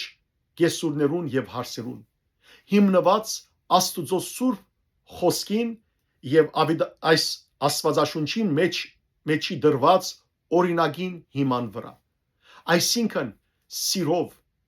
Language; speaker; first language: Armenian; native; Armenian